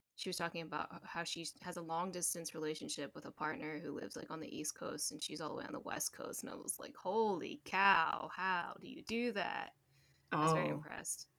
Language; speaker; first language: English; native; English